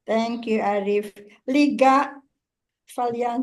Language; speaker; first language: English; non-native, fluent; Indonesian